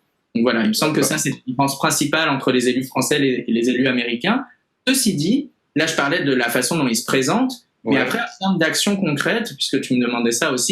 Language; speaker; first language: French; native; French